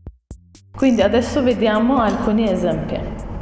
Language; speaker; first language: Italian; non-native, fluent; Turkish